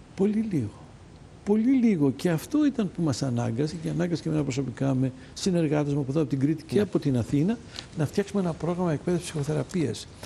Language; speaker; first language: Greek; native; Greek